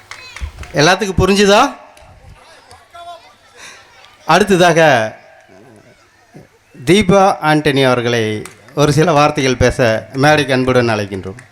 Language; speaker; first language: Tamil; native; Tamil